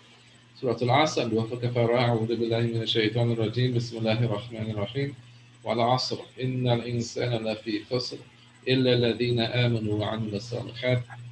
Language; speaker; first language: Arabic; non-native, fluent; English